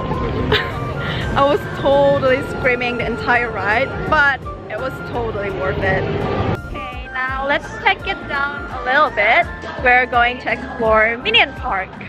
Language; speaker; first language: English; non-native, fluent; Indonesian